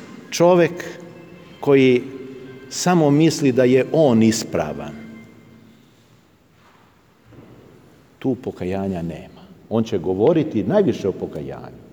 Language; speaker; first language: Serbian; native; Serbian